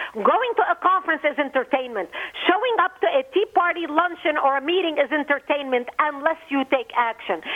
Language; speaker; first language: English; non-native, fluent; Arabic